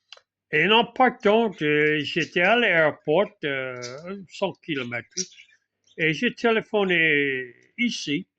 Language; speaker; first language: French; non-native, fluent; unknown